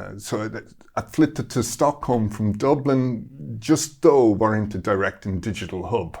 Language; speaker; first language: Swedish; non-native, fluent; English